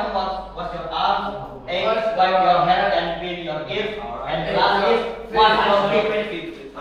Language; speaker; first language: English; non-native, learner; Indonesian